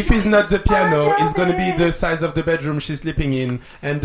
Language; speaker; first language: English; non-native, fluent; French